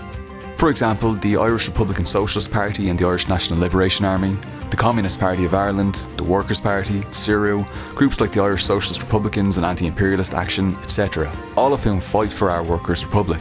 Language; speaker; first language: English; native; English